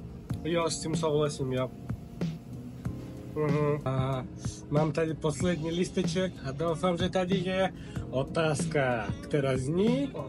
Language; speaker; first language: Czech; non-native, fluent; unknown